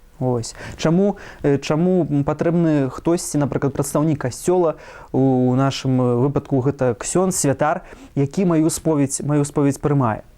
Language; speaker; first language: Belarusian; native; Belarusian